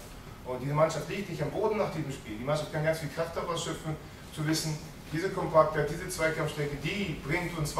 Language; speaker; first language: German; native; German